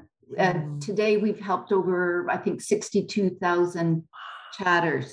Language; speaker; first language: English; native; English